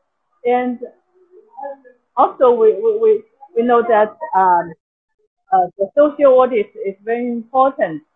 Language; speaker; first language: English; non-native, local second language; Chinese